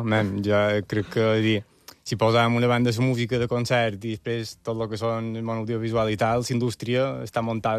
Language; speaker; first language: Catalan; native; Catalan